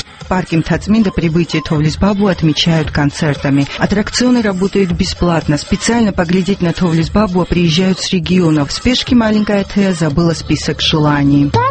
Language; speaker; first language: Russian; non-native, local second language; Georgian